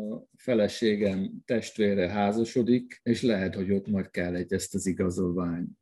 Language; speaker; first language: Hungarian; non-native, fluent; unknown